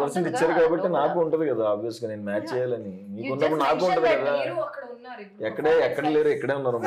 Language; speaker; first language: Telugu; native; Telugu